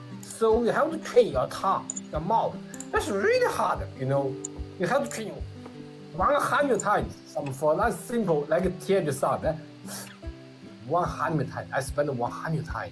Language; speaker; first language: English; non-native, learner; Vietnamese